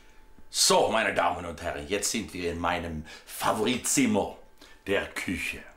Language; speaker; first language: German; non-native, fluent; Swedish